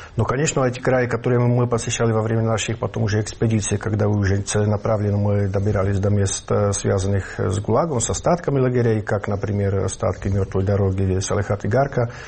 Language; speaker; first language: Russian; non-native, fluent; Czech